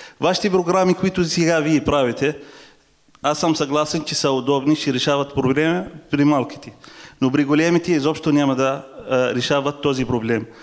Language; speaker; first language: Bulgarian; non-native, fluent; Arabic